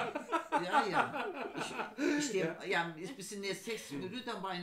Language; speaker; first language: German; non-native, learner; Turkish